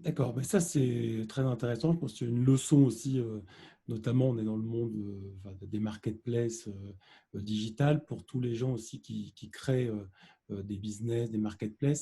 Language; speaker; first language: French; native; French